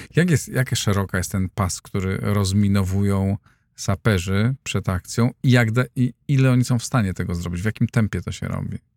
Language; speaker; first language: Polish; native; Polish